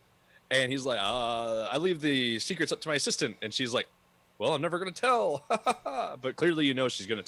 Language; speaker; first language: English; native; English